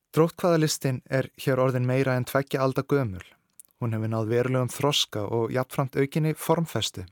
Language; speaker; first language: Icelandic; native; Icelandic